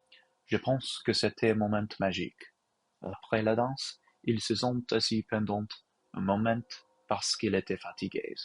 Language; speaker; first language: French; non-native, learner; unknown